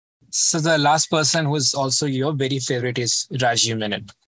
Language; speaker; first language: English; non-native, local second language; Malayalam